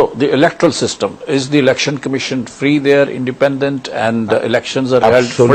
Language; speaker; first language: English; non-native, local second language; Urdu